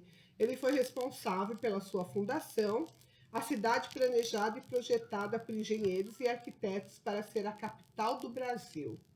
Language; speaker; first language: Portuguese; native; Portuguese